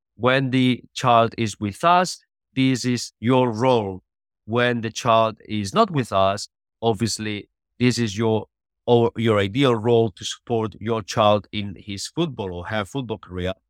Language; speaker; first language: English; non-native, fluent; Spanish